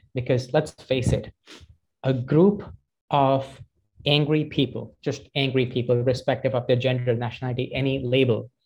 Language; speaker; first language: English; non-native, local second language; Hindi